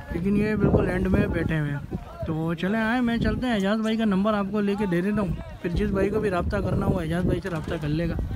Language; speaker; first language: Urdu; native; Urdu